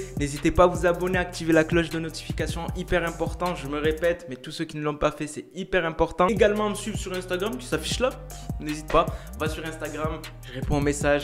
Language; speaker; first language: French; native; French